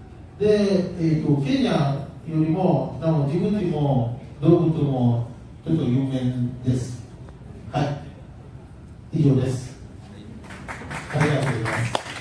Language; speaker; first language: Japanese; non-native, learner; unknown